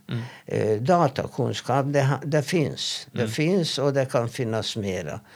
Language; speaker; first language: Swedish; non-native, fluent; Hebrew